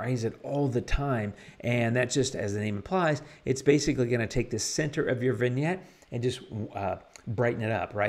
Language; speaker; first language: English; native; English